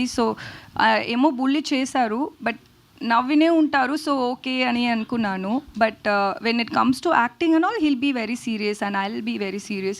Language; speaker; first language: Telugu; non-native, learner; Tamil